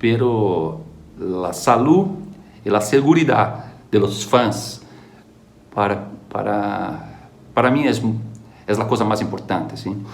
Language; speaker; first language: Spanish; non-native, fluent; Portuguese